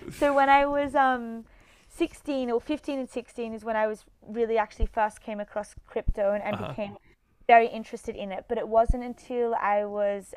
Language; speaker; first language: English; native; English